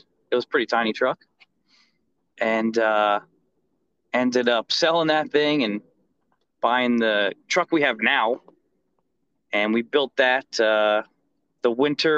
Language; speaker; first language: English; native; English